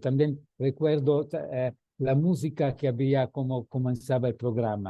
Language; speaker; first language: Spanish; non-native, fluent; Italian